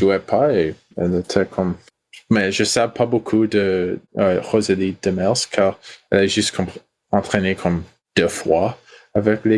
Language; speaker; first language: French; non-native, learner; English